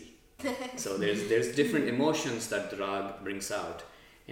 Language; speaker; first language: English; non-native, local second language; Telugu